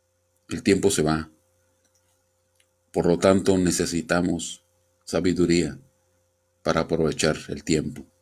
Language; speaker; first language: Spanish; native; Spanish